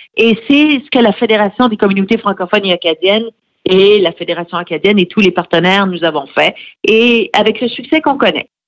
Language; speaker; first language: French; native; French